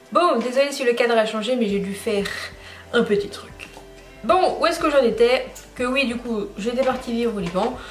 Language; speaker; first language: French; native; French